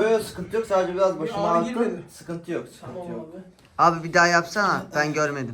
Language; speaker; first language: Turkish; native; Turkish